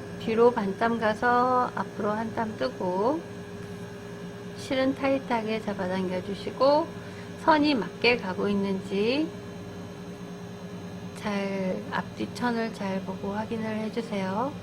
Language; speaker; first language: Korean; native; Korean